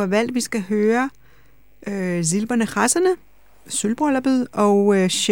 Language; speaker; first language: Danish; native; Danish